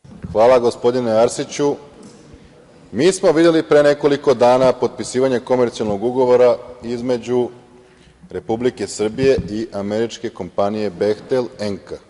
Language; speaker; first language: Serbian; native; Serbian